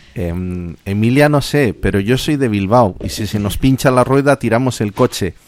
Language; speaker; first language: Spanish; native; Spanish